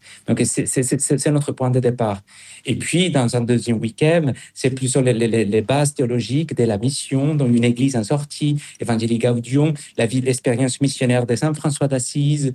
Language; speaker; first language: French; non-native, fluent; Spanish